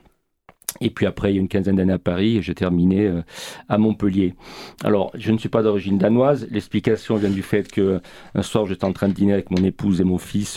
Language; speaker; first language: French; native; French